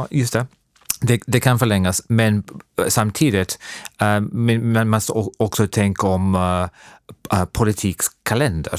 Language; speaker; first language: Swedish; non-native, fluent; English